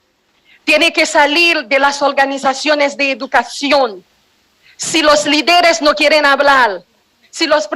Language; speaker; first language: Spanish; non-native, fluent; Haitian Creole